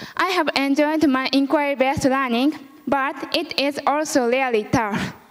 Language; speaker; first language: English; early bilingual, other home language; Japanese